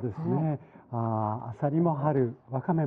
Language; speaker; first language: Japanese; native; Japanese